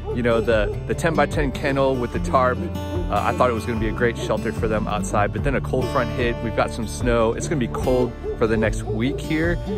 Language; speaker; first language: English; native; English